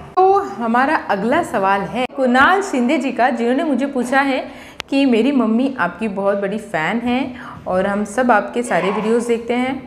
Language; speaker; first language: Hindi; non-native, local second language; Marathi